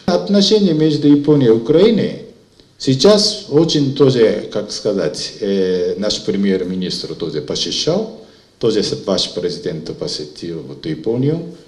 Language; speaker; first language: Russian; non-native, fluent; Japanese